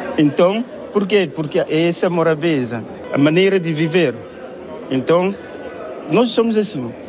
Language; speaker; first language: Portuguese; non-native, fluent; Kabuverdianu